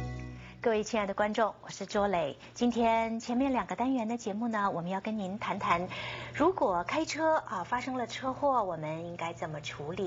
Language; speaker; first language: Chinese; native; Chinese